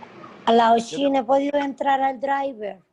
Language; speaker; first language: Spanish; native; Spanish